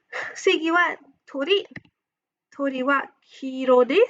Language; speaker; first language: Japanese; non-native, fluent; English